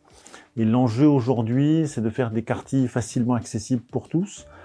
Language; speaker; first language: French; native; French